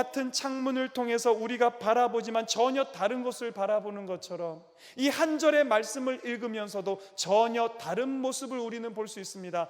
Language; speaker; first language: Korean; native; Korean